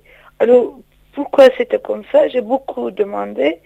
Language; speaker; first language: French; non-native, fluent; Turkish